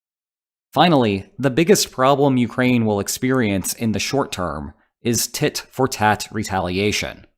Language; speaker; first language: English; native; English